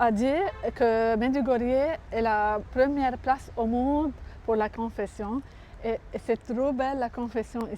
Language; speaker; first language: French; non-native, local second language; Arabic